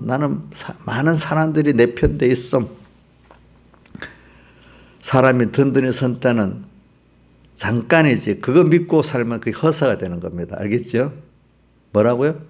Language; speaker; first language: Korean; native; Korean